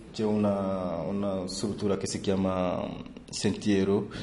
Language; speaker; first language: Italian; non-native, fluent; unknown